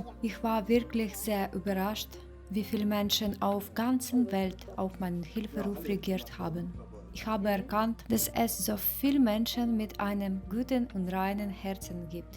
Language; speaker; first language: German; non-native, learner; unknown